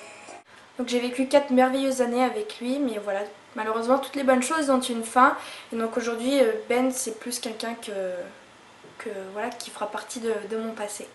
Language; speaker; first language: French; native; French